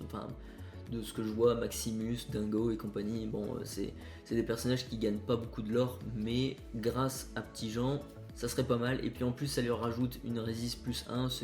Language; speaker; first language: French; native; French